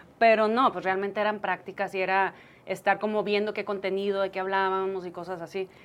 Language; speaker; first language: Spanish; native; Spanish